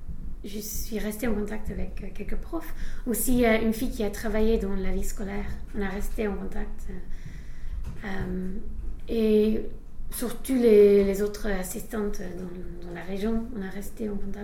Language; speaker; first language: French; non-native, fluent; English